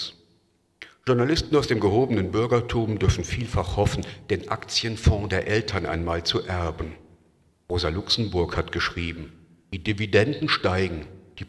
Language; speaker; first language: German; native; German